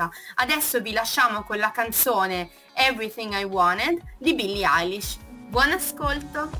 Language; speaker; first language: Italian; native; Italian